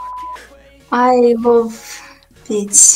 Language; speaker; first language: English; non-native, learner; Russian